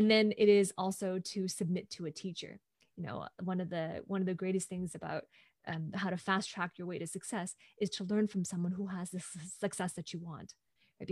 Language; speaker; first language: English; non-native, local second language; Cantonese